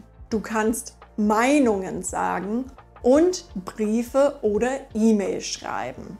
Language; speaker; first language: German; non-native, fluent; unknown